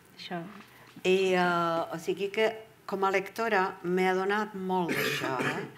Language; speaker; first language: Catalan; non-native, fluent; Czech